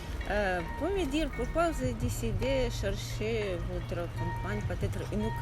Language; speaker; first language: French; non-native, learner; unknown